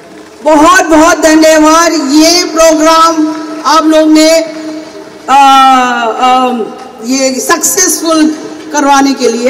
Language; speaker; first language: Hindi; non-native, local second language; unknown